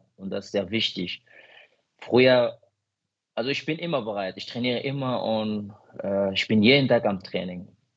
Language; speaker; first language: German; non-native, fluent; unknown